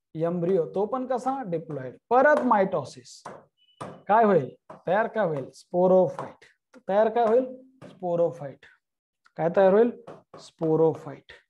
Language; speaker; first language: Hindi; non-native, local second language; Marathi